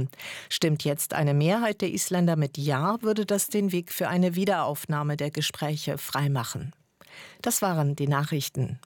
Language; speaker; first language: German; native; German